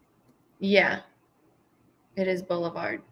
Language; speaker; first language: English; native; English